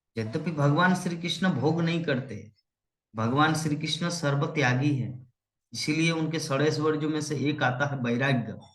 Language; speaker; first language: Hindi; non-native, local second language; Bangla